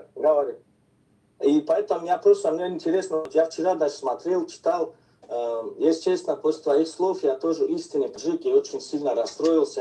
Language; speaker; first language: Russian; non-native, local second language; Tajik